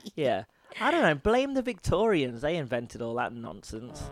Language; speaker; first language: English; native; English